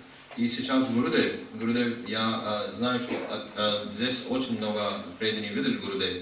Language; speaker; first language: Russian; non-native, learner; Hindi